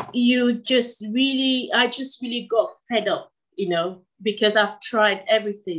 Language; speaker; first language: English; non-native, local second language; Yoruba